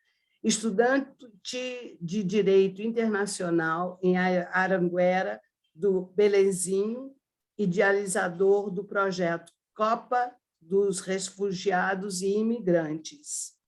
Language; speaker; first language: Portuguese; early bilingual, other home language; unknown